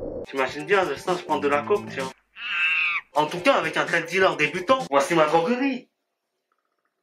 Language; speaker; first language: French; native; French